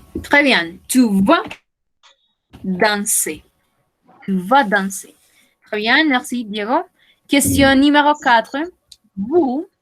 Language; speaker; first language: French; non-native, fluent; Spanish